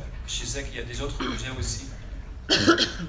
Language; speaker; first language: French; non-native, fluent; Dutch